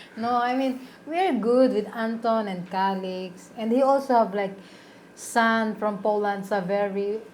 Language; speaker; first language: English; non-native, local second language; Cebuano